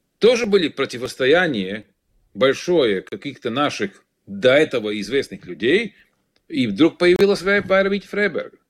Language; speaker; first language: Russian; non-native, local second language; Latvian